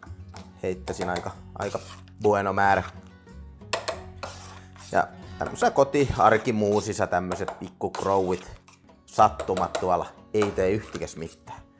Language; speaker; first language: Finnish; native; Finnish